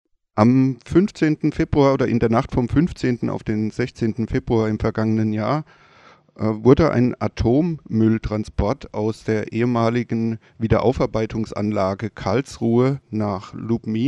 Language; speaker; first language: German; native; German